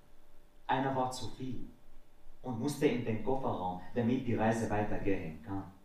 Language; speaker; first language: German; non-native, fluent; Arabic